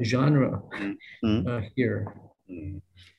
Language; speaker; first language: English; non-native, local second language; Filipino